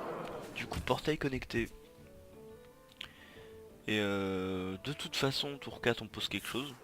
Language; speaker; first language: French; native; French